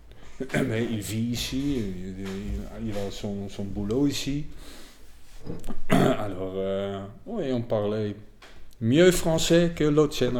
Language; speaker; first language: French; non-native, fluent; Dutch